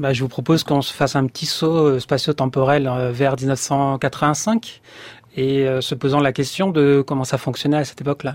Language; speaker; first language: French; native; French